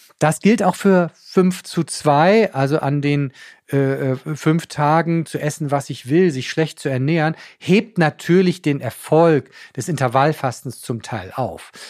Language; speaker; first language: German; native; German